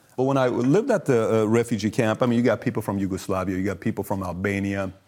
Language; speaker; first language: English; early bilingual, other home language; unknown